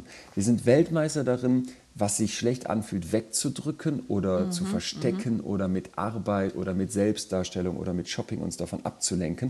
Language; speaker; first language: German; native; German